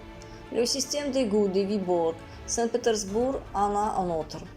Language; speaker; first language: French; non-native, fluent; Russian